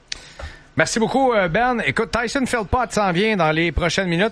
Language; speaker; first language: French; native; French